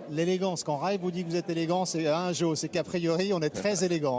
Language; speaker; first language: French; native; French